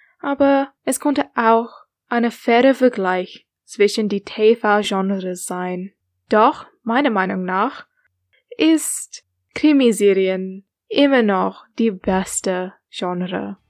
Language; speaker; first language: German; non-native, learner; English